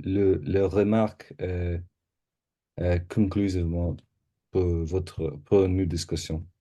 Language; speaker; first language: French; non-native, learner; English